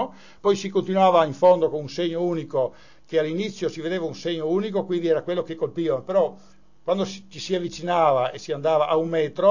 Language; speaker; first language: Italian; native; Italian